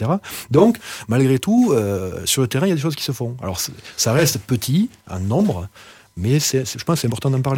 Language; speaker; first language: French; native; French